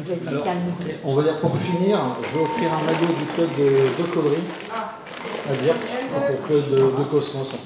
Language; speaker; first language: French; native; French